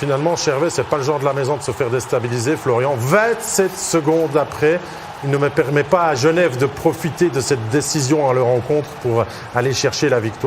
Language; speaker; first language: French; native; French